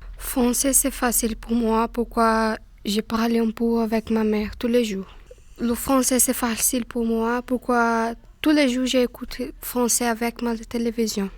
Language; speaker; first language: French; non-native, learner; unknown